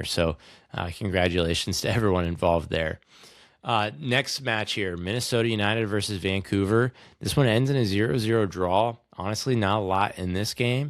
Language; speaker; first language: English; native; English